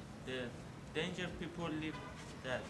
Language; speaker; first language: English; non-native, learner; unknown